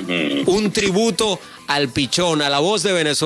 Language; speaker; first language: Spanish; native; Spanish